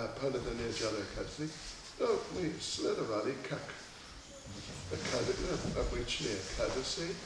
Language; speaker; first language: Russian; non-native, learner; English